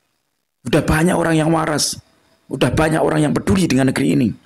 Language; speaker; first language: Indonesian; non-native, local second language; Javanese